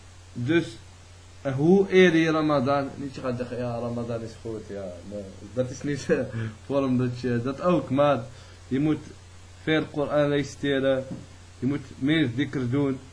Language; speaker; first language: Dutch; early bilingual, other home language; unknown